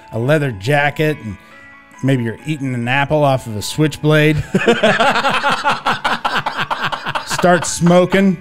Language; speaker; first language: English; native; English